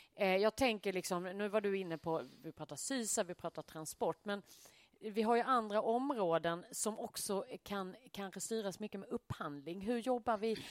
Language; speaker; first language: Swedish; native; Swedish